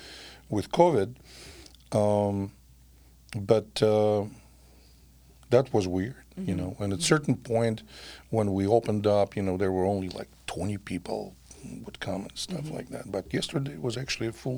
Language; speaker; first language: English; non-native, fluent; Russian